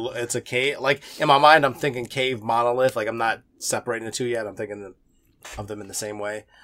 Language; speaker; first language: English; native; English